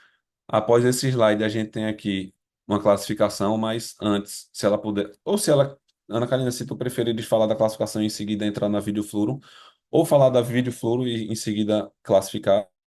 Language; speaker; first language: Portuguese; native; Portuguese